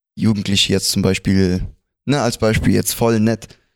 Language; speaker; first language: German; early bilingual, other home language; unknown